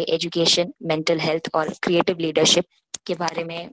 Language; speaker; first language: Hindi; non-native, local second language; Telugu